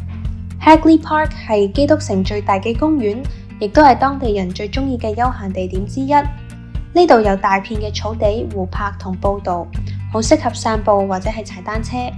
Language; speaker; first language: Chinese; native; Chinese